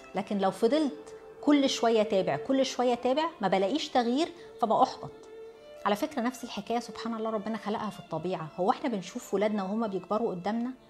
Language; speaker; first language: Arabic; early bilingual, heritage; Arabic